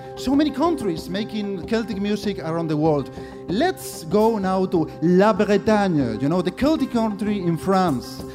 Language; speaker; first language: English; non-native, fluent; Spanish